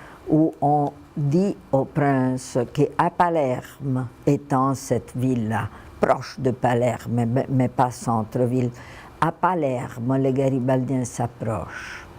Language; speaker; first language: French; non-native, fluent; Italian